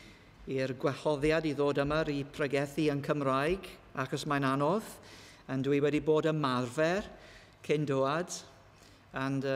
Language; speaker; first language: Welsh; non-native, learner; English